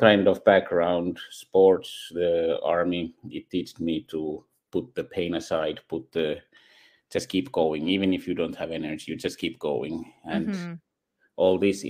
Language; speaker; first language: English; non-native, fluent; Finnish